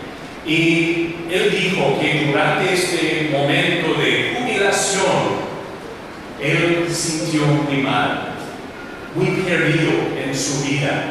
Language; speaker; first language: Spanish; non-native, learner; English